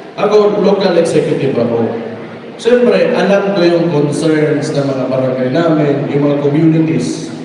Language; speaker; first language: Filipino; non-native, local second language; Cebuano